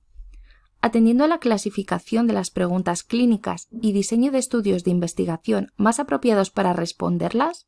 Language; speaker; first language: Spanish; native; Spanish